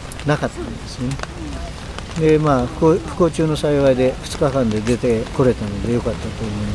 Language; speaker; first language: Japanese; native; Japanese